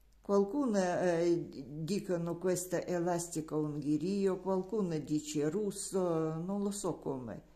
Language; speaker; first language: Italian; non-native, learner; Russian